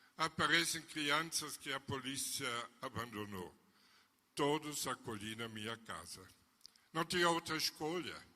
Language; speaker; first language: Portuguese; non-native, fluent; German